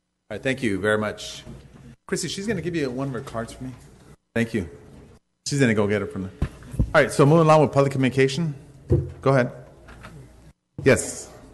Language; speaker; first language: English; native; English